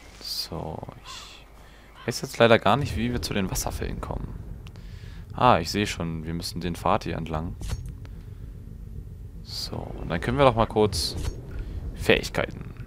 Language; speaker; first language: German; native; German